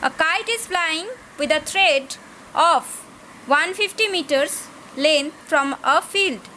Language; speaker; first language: English; non-native, local second language; Bangla